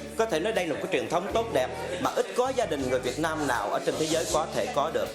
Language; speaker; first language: Vietnamese; native; Vietnamese